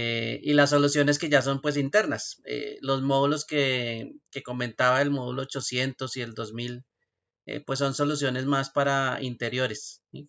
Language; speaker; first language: Spanish; native; Spanish